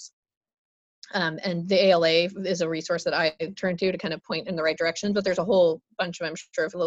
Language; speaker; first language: English; native; English